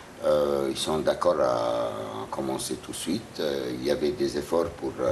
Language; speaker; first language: French; non-native, fluent; Arabic